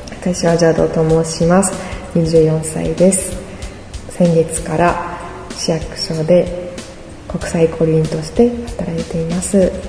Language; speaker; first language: Japanese; non-native, fluent; French